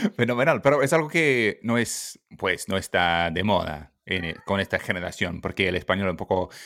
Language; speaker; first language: Spanish; non-native, fluent; English